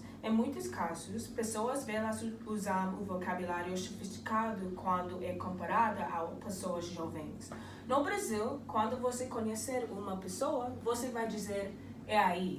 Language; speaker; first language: Portuguese; non-native, learner; English